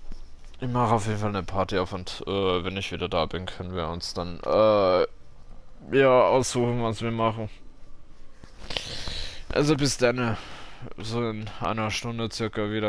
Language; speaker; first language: German; native; German